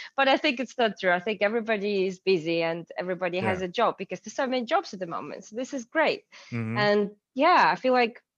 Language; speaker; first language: English; non-native, fluent; Ukrainian